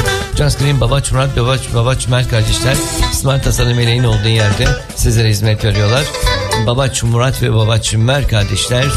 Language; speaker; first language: Turkish; native; Turkish